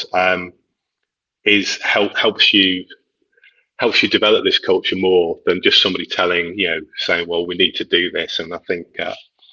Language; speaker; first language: English; native; English